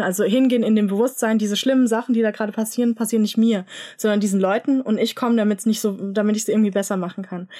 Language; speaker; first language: German; native; German